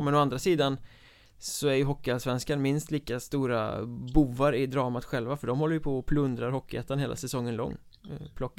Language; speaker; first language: Swedish; native; Swedish